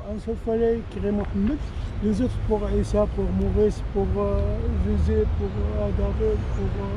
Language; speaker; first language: French; non-native, learner; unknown